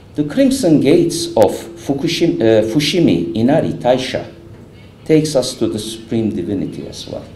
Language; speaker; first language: English; non-native, fluent; Turkish